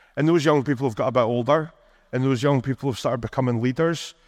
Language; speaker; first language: English; native; English